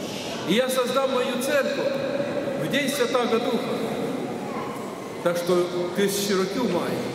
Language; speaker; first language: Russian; non-native, local second language; Ukrainian